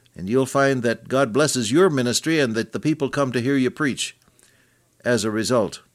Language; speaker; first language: English; native; English